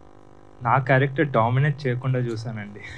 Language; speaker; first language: Telugu; native; Telugu